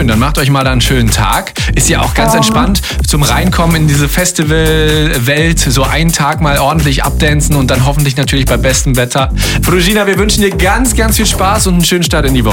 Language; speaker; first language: German; native; German